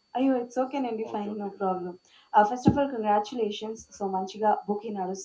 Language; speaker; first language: Telugu; native; Telugu